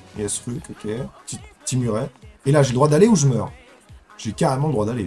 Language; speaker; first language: French; native; French